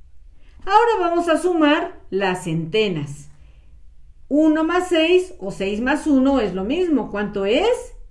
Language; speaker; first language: Spanish; native; Spanish